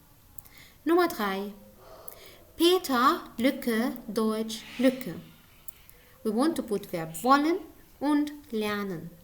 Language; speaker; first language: German; non-native, learner; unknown